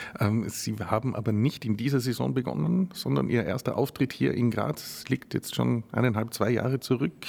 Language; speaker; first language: German; native; German